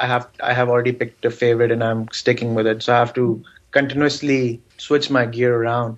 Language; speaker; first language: English; non-native, local second language; Urdu